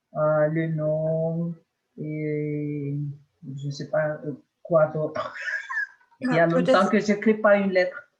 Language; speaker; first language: French; non-native, fluent; Spanish